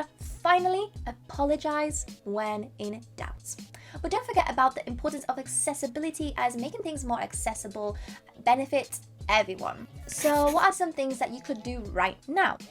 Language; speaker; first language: English; non-native, fluent; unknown